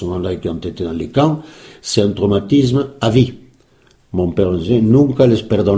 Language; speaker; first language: French; early bilingual, other home language; Spanish